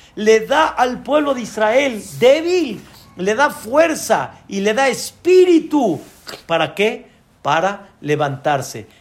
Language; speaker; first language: Spanish; early bilingual, other home language; Arabic